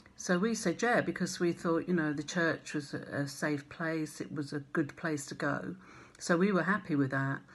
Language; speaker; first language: English; native; English